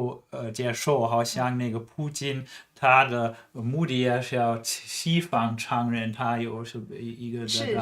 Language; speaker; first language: Chinese; non-native, fluent; German